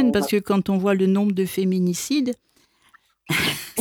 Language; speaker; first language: French; native; French